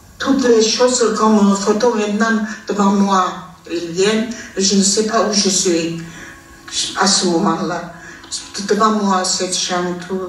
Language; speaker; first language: French; non-native, fluent; Armenian